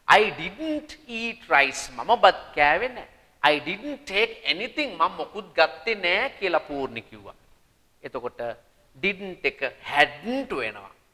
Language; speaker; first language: English; non-native, local second language; Sinhala